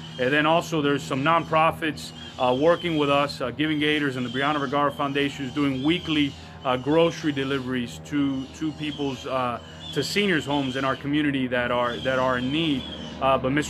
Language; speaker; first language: English; early bilingual, other home language; Spanish